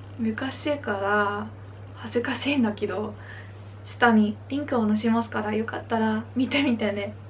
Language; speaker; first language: Japanese; non-native, learner; Dutch